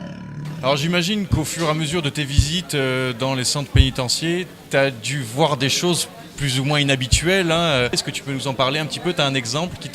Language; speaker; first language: French; native; French